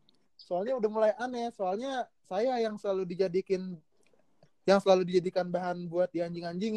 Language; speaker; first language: Indonesian; native; Indonesian